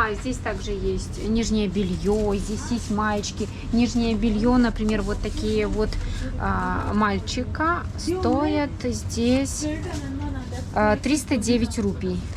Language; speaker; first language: Russian; native; Russian